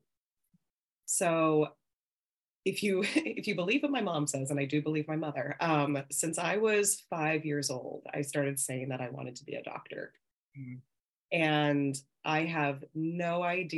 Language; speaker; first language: English; native; English